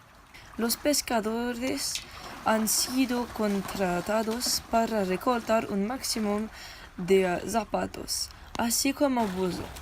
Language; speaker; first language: Spanish; non-native, learner; French